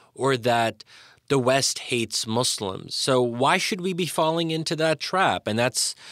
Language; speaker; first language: English; native; English